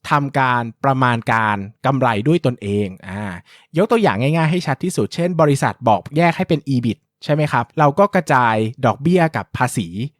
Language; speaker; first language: Thai; native; Thai